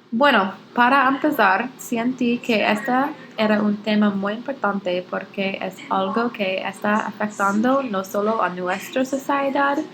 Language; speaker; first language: Spanish; non-native, learner; English